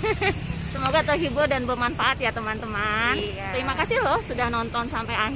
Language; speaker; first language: Indonesian; native; Indonesian